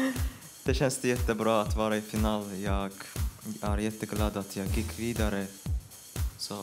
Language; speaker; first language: Swedish; non-native, learner; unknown